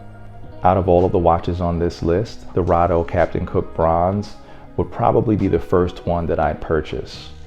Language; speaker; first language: English; native; English